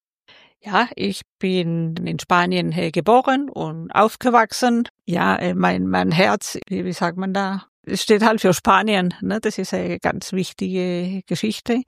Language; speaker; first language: German; non-native, fluent; Spanish